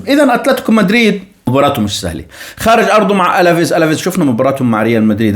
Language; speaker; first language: Arabic; native; Arabic